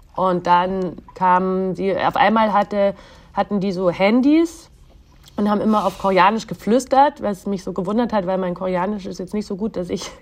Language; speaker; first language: German; native; German